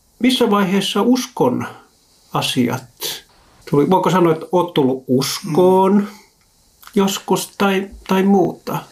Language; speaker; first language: Finnish; native; Finnish